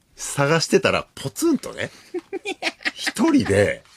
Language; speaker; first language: Japanese; native; Japanese